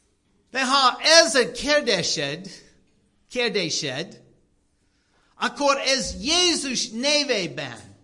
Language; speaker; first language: Hungarian; non-native, learner; English